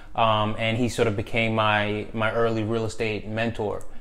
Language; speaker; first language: English; native; English